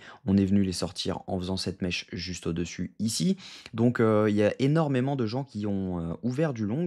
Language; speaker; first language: French; native; French